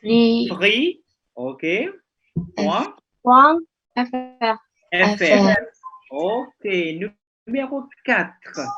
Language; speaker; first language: French; non-native, fluent; Indonesian